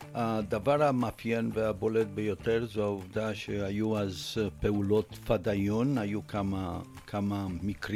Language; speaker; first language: Hebrew; non-native, fluent; Romanian